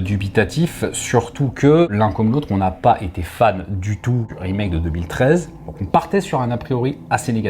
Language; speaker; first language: French; native; French